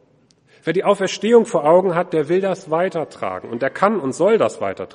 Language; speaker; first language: German; native; German